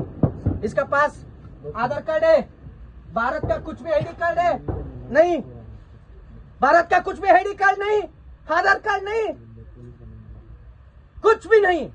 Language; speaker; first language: Hindi; non-native, local second language; Kannada